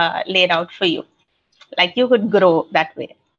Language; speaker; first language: English; non-native, local second language; Tamil